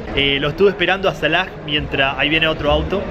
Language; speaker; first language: Spanish; native; Spanish